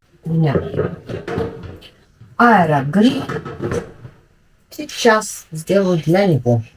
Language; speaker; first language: Russian; native; Russian